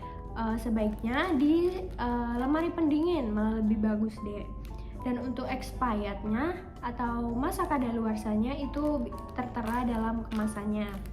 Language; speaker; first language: Indonesian; native; Indonesian